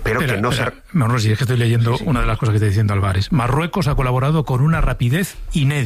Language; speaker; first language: Spanish; native; Spanish